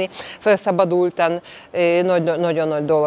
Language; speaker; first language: Hungarian; non-native, fluent; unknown